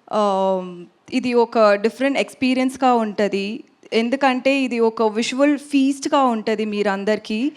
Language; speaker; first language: Telugu; non-native, learner; Tamil